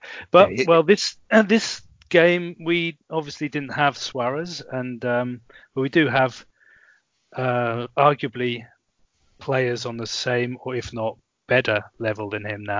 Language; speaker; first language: English; native; English